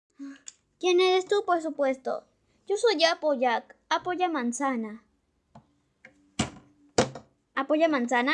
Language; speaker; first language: Spanish; native; Spanish